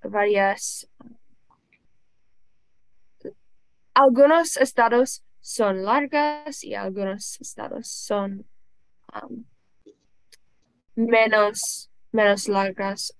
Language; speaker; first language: Spanish; non-native, learner; English